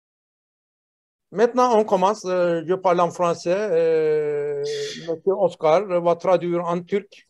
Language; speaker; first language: French; non-native, fluent; Turkish